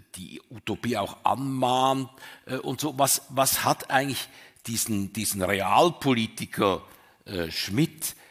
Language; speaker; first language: German; native; German